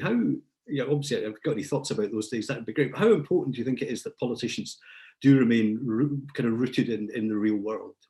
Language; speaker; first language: English; native; English